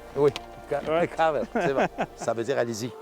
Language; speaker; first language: French; native; French